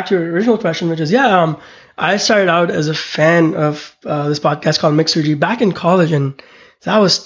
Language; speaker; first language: English; non-native, local second language; Hindi